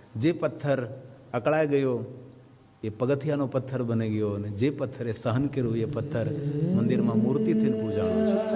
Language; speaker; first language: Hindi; non-native, local second language; Gujarati